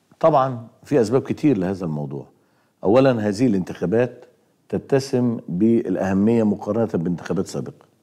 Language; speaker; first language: Arabic; native; Arabic